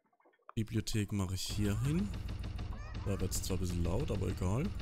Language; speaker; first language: German; native; German